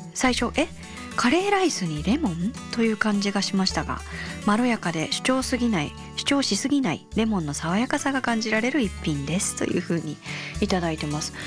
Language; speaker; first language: Japanese; native; Japanese